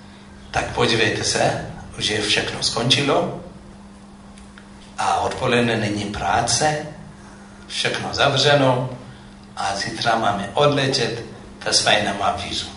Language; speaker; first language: Czech; non-native, fluent; Amharic